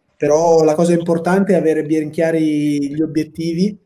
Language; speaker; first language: Italian; native; Italian